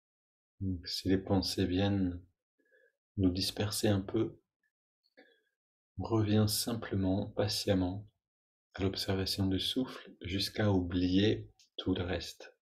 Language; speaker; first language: French; native; French